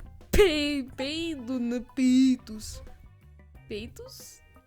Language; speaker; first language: Portuguese; non-native, learner; English